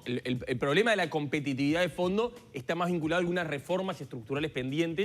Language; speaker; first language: Spanish; native; Spanish